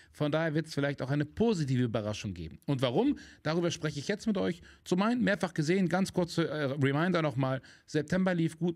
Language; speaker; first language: German; native; German